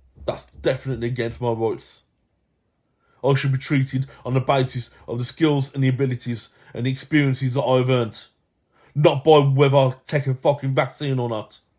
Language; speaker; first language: English; native; English